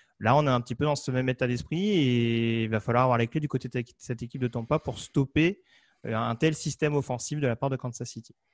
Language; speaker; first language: French; native; French